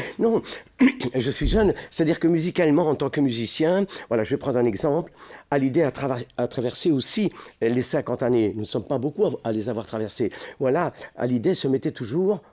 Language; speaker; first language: French; early bilingual, other home language; Italian